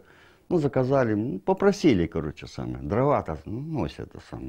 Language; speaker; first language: Russian; native; Russian